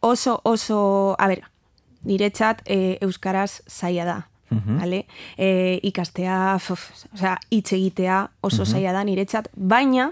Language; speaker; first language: Basque; non-native, learner; Spanish